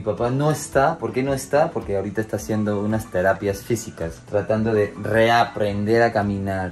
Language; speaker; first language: Spanish; non-native, fluent; English